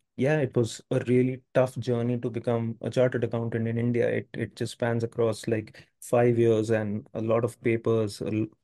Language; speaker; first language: English; non-native, local second language; Hindi